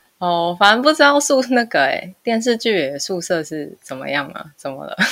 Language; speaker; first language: Chinese; native; Chinese